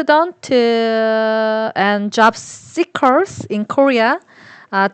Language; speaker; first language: English; non-native, learner; Korean